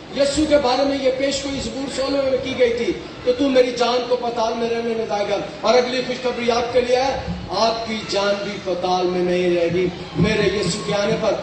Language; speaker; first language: Urdu; non-native, local second language; Punjabi